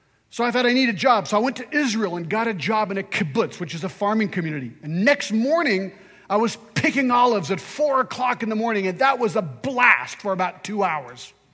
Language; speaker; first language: English; early bilingual, other home language; French